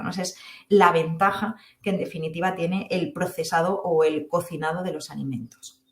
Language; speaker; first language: Spanish; native; Spanish